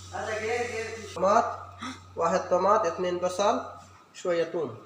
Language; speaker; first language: Arabic; non-native, learner; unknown